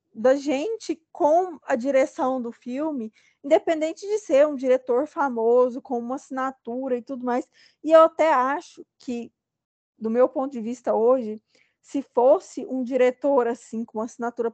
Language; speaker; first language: Portuguese; native; Portuguese